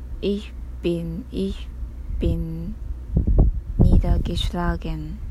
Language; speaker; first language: German; non-native, learner; Japanese